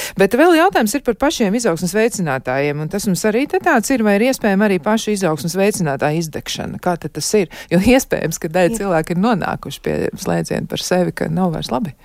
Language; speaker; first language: Latvian; native; Latvian